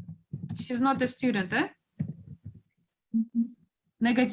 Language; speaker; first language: English; non-native, fluent; Kyrgyz